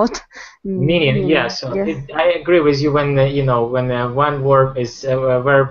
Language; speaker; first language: English; non-native, fluent; Ukrainian